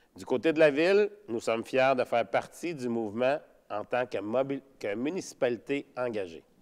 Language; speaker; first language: French; native; French